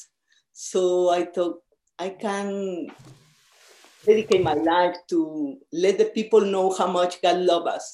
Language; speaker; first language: English; non-native, fluent; Spanish